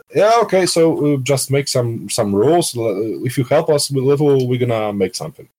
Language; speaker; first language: English; non-native, fluent; Polish